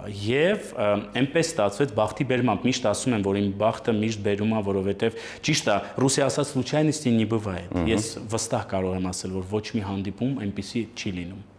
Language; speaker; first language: Armenian; early bilingual, heritage; Armenian